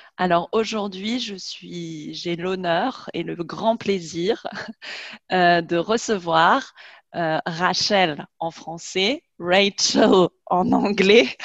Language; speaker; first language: French; native; French